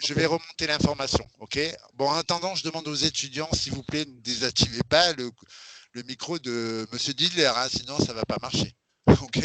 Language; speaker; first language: French; native; French